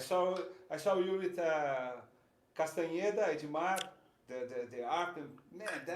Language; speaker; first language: English; non-native, fluent; Portuguese